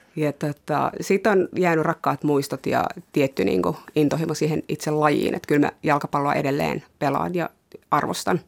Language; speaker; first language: Finnish; early bilingual, other home language; Somali